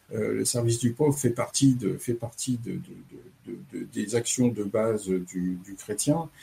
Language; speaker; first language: French; native; French